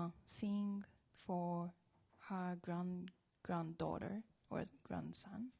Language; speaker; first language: English; non-native, learner; Japanese